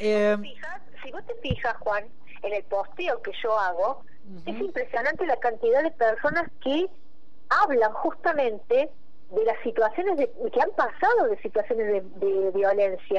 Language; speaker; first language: Spanish; native; Spanish